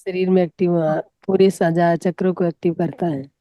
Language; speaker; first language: Hindi; native; Hindi